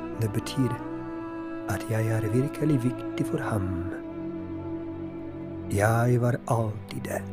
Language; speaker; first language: Norwegian; non-native, fluent; Polish